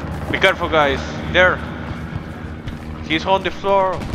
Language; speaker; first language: English; non-native, learner; Spanish